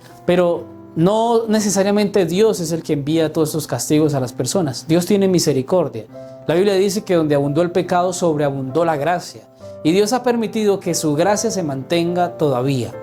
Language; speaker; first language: Spanish; native; Spanish